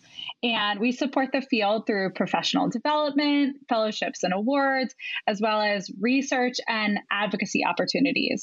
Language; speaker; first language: English; native; English